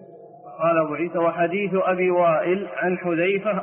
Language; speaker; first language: Arabic; native; Arabic